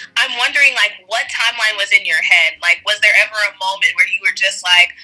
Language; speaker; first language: English; early bilingual, other home language; Wolof